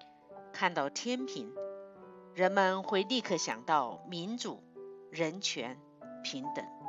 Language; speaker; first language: Chinese; native; Chinese